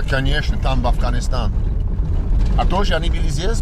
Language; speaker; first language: Russian; non-native, learner; English